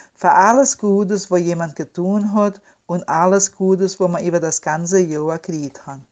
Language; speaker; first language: German; non-native, learner; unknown